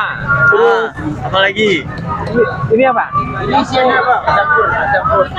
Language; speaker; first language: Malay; non-native, local second language; Minangkabau